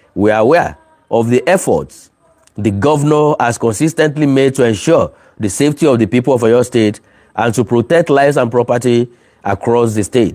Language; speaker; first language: English; non-native, local second language; Yoruba